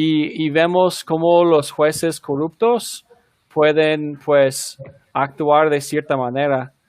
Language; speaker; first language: Spanish; early bilingual, heritage; Spanish